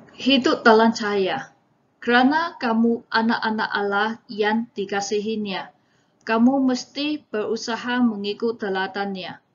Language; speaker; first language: Malay; non-native, local second language; Chinese